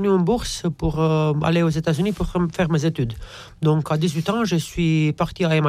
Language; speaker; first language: French; non-native, fluent; Romanian